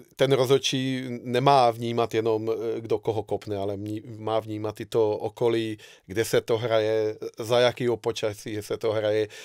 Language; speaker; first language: Czech; non-native, fluent; Hungarian